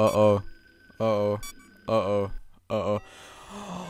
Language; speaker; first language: German; native; German